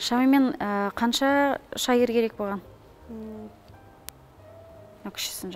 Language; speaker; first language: Kazakh; native; Kazakh